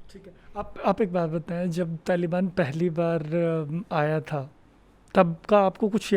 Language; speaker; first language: Hindi; native; Hindi